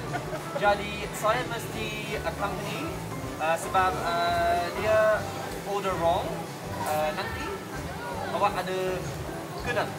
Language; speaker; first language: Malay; non-native, learner; English